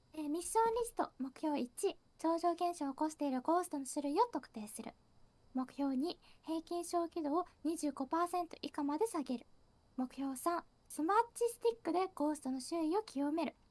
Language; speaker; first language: Japanese; native; Japanese